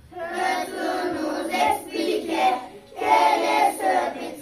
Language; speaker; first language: French; non-native, learner; Turkish